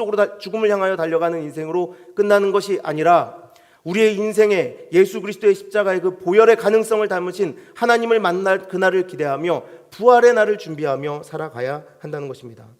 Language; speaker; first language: Korean; native; Korean